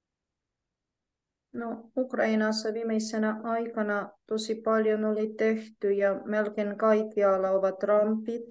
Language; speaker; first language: Finnish; non-native, fluent; Ukrainian